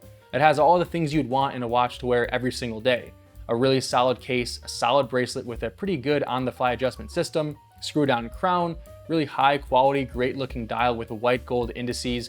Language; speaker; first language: English; native; English